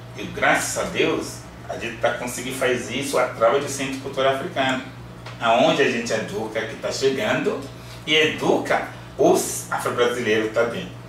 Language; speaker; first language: Portuguese; non-native, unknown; Yoruba